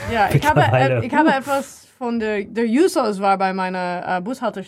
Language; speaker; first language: German; non-native, learner; English